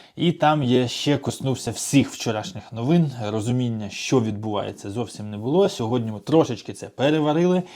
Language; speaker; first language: Ukrainian; non-native, local second language; Russian